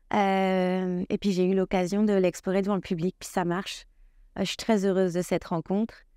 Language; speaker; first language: French; native; French